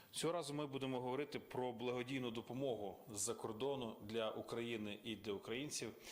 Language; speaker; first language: Ukrainian; native; Ukrainian